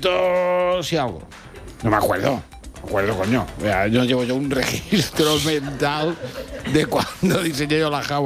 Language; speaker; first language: Spanish; native; Spanish